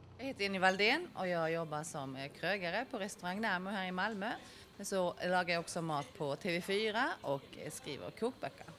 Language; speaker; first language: Swedish; early bilingual, other home language; Korean